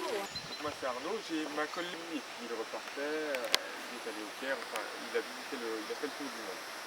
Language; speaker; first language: French; native; French